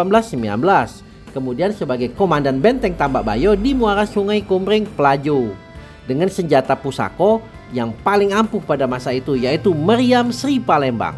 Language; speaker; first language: Indonesian; native; Indonesian